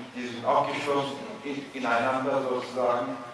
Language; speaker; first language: German; non-native, fluent; Turkish